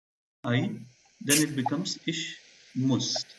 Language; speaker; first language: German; non-native, fluent; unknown